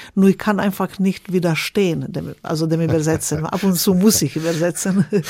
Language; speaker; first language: German; non-native, fluent; Croatian